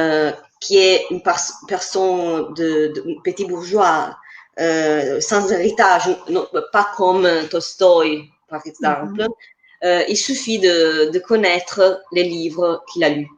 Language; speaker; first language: French; non-native, fluent; Italian